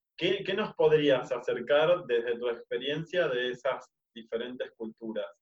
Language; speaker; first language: Spanish; native; Spanish